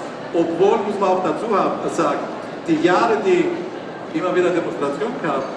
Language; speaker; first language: German; non-native, fluent; Greek